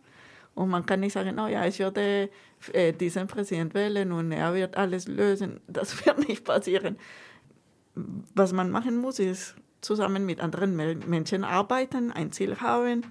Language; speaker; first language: German; non-native, fluent; Spanish